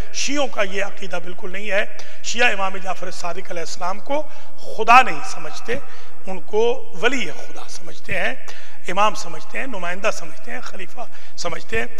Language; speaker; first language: Urdu; native; Urdu